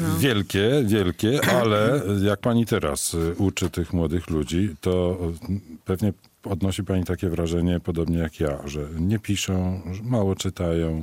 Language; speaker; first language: Polish; native; Polish